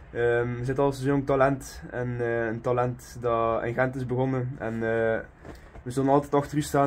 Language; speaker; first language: Dutch; native; Dutch